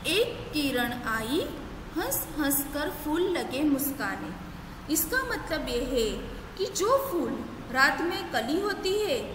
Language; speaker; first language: Hindi; non-native, local second language; Gujarati